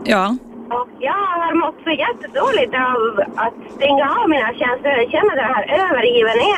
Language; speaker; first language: Swedish; non-native, fluent; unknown